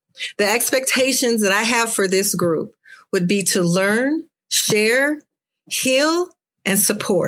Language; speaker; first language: English; native; English